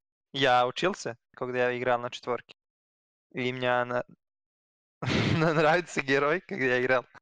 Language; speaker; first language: Russian; non-native, learner; Serbian